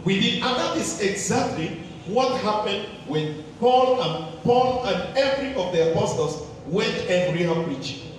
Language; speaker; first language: English; non-native, local second language; Swahili